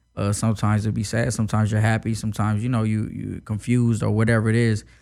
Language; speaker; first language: English; native; English